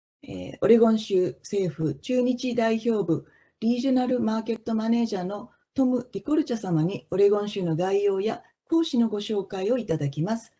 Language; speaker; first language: Japanese; native; Japanese